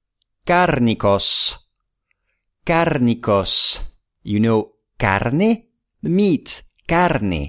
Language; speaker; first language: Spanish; non-native, fluent; English